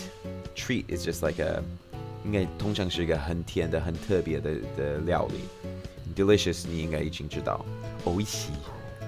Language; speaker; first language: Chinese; non-native, fluent; English